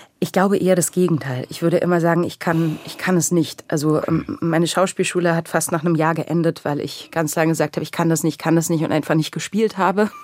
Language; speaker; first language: German; native; German